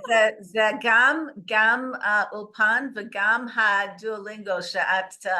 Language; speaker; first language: Hebrew; non-native, learner; English